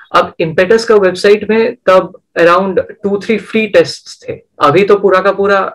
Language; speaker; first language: Hindi; non-native, local second language; Bangla